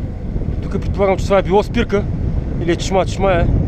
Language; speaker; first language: Bulgarian; native; Bulgarian